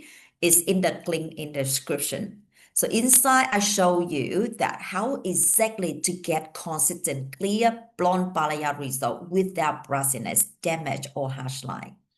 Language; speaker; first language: English; non-native, fluent; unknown